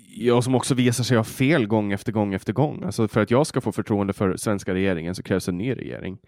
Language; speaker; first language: Swedish; native; Swedish